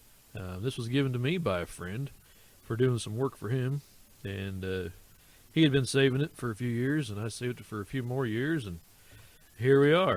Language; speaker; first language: English; native; English